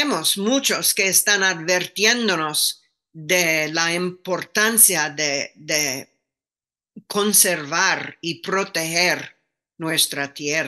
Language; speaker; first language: Spanish; non-native, fluent; English